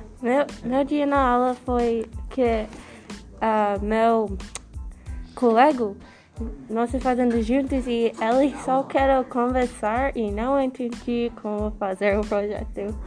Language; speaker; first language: Portuguese; non-native, learner; English